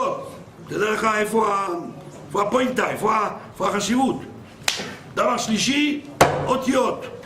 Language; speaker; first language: Hebrew; non-native, fluent; French